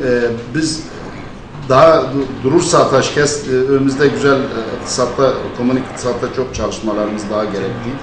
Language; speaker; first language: Turkish; non-native, fluent; Arabic